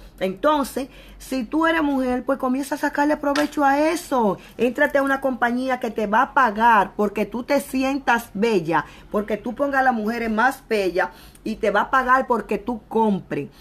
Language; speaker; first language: Spanish; native; Spanish